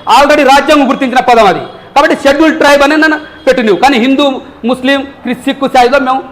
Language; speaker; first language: Telugu; non-native, local second language; Lambadi